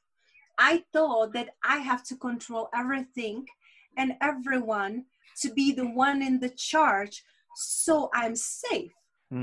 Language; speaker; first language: English; non-native, fluent; Czech